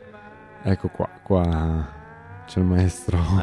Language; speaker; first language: Italian; native; Italian